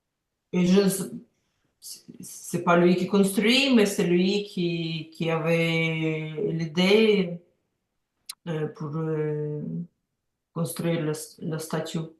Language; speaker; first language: French; non-native, learner; Ukrainian